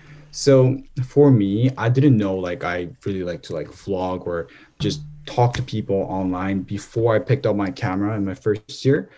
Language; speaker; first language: English; non-native, fluent; Korean